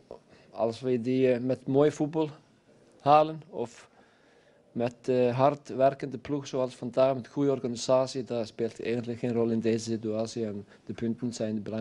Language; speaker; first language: Dutch; non-native, fluent; Icelandic